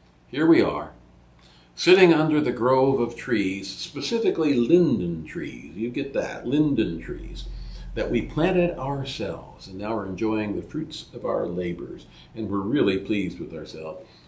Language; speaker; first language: English; native; English